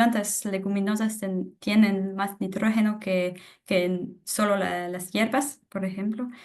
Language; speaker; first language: Spanish; non-native, fluent; French